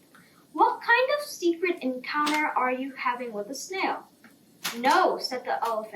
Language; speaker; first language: English; non-native, fluent; Korean